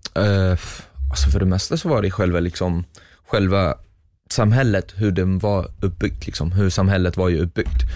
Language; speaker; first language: Swedish; non-native, fluent; Arabic